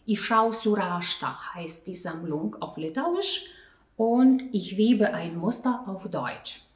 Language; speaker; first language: German; non-native, fluent; Lithuanian